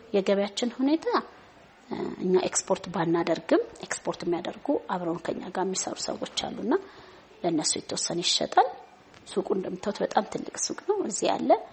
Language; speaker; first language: Amharic; native; Amharic